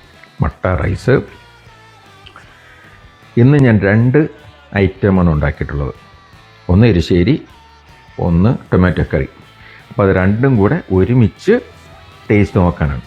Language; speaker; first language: Malayalam; native; Malayalam